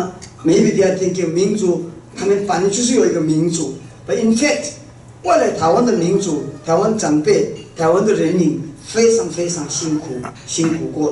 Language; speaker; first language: Chinese; non-native, fluent; Tibetan